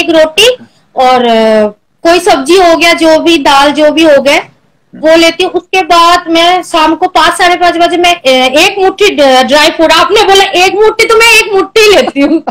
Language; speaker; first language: Hindi; non-native, local second language; Bangla